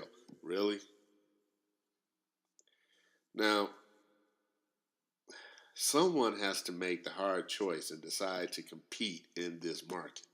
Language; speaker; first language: English; native; English